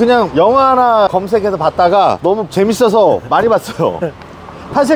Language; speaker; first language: Korean; native; Korean